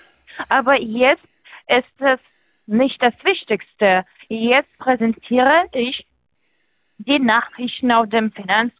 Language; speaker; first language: German; non-native, fluent; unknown